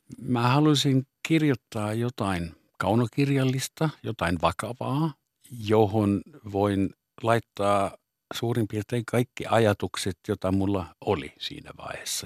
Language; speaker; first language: Finnish; non-native, fluent; German